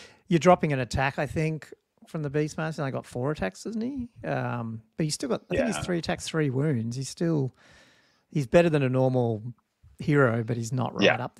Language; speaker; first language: English; native; English